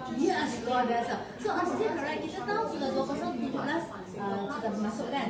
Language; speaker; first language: Malay; non-native, local second language; Chinese